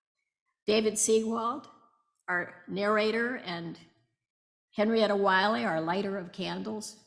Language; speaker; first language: English; native; English